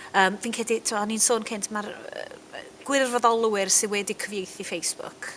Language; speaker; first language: Welsh; native; Welsh